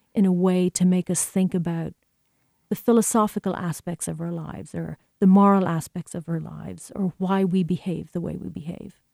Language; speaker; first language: English; native; English